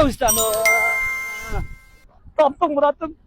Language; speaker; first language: Turkish; non-native, learner; Kyrgyz